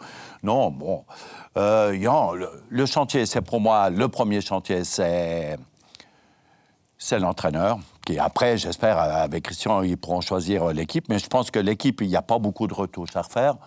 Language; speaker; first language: French; native; French